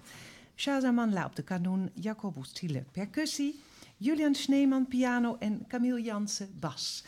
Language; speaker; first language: Dutch; native; Dutch